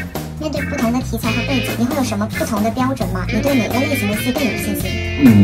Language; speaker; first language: Chinese; native; Chinese